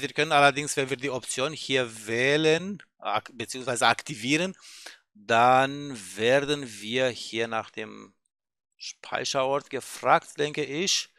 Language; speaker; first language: German; native; German